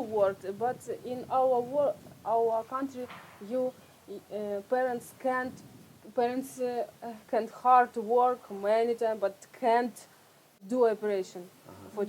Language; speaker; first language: English; non-native, learner; Russian